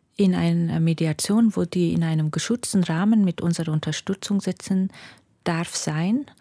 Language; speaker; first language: German; non-native, fluent; Persian